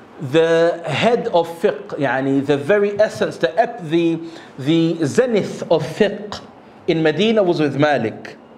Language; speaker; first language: English; native; English